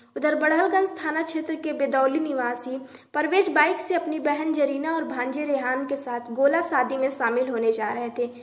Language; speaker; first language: Hindi; native; Hindi